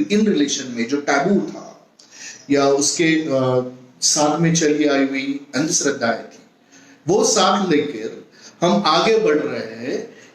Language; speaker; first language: Hindi; non-native, local second language; Marathi